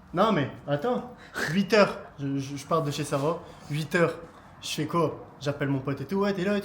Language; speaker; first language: French; native; French